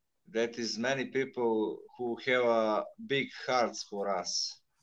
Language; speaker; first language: English; non-native, learner; Serbian